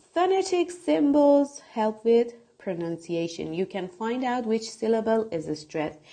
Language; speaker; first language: English; non-native, fluent; Persian